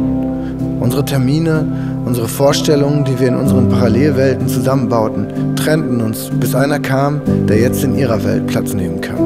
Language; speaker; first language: German; native; German